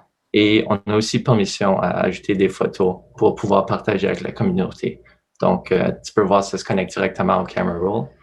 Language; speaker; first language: French; native; French